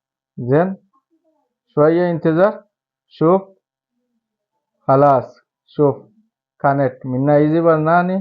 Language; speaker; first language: Arabic; non-native, learner; Bangla